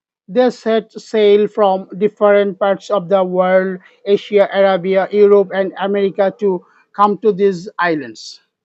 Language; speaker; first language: English; non-native, local second language; Bangla